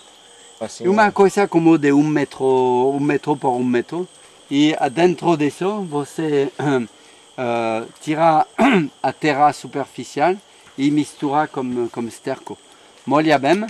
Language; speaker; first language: Portuguese; non-native, fluent; French